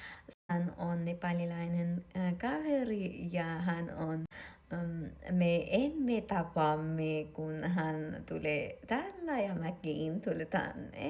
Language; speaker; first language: Finnish; non-native, learner; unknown